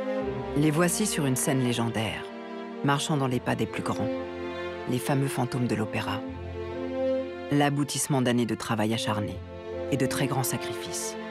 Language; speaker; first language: French; native; French